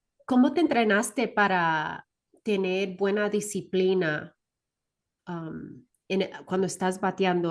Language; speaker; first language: Spanish; early bilingual, heritage; Spanish